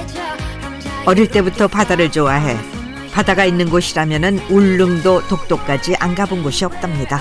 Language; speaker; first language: Korean; native; Korean